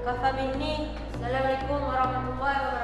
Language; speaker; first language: Arabic; non-native, learner; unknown